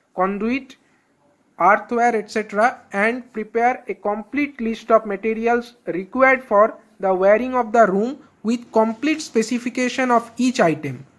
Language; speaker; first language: English; non-native, local second language; Bangla